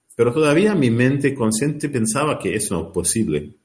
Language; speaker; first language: Spanish; non-native, fluent; Arabic